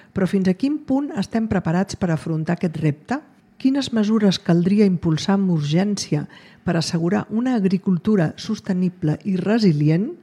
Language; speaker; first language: Catalan; native; Catalan